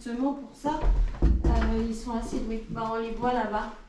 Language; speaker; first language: French; native; French